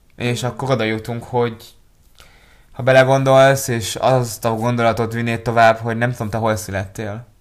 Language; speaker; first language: Hungarian; early bilingual, other home language; Hebrew